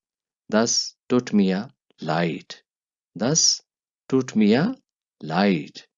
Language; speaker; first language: German; non-native, fluent; Urdu